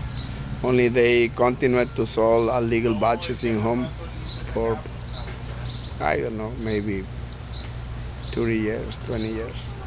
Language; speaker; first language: English; non-native, learner; Spanish